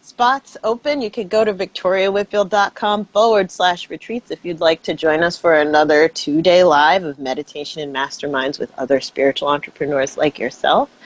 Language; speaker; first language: English; non-native, fluent; Spanish